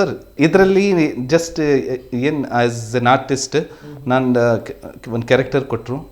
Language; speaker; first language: Kannada; non-native, local second language; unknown